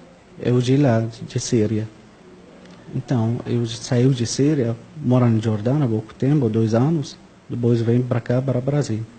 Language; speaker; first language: Portuguese; non-native, learner; Arabic